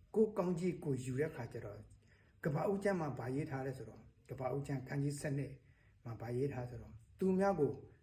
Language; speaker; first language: Burmese; non-native, local second language; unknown